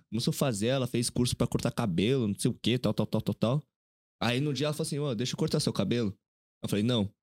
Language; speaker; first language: Portuguese; early bilingual, other home language; Korean